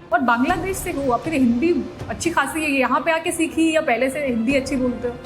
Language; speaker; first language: Hindi; native; Hindi